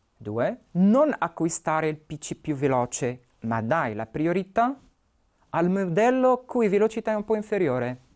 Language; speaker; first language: Italian; non-native, fluent; Arabic